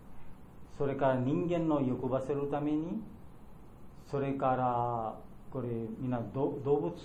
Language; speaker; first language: Japanese; non-native, learner; Bangla